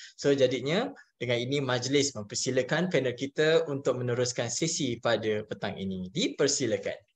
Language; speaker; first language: Malay; native; Malay